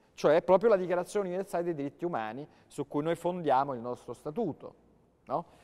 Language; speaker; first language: Italian; native; Italian